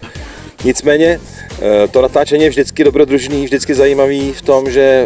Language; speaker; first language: Czech; native; Czech